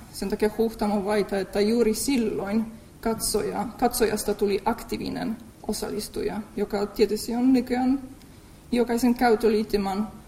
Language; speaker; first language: Finnish; non-native, fluent; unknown